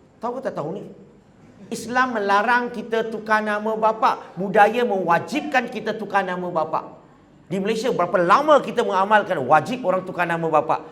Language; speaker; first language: Malay; non-native, local second language; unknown